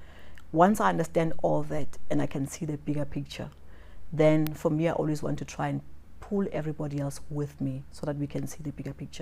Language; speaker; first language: English; non-native, local second language; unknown